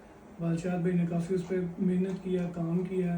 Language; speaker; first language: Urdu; non-native, local second language; Punjabi